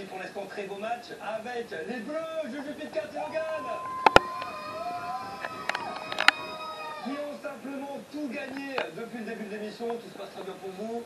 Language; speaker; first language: French; native; French